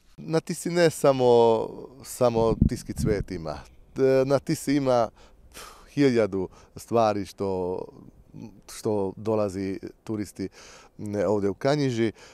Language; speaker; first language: Bosnian; non-native, local second language; Hungarian